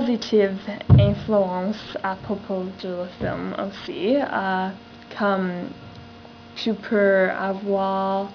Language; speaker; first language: French; non-native, learner; English